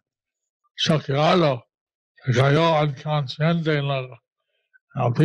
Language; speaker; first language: Spanish; non-native, learner; English